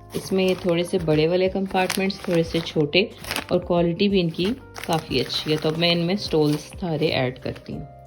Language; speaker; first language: Urdu; native; Urdu